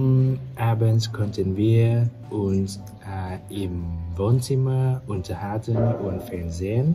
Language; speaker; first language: German; non-native, learner; Vietnamese